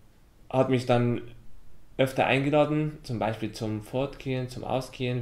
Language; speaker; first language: German; non-native, fluent; Arabic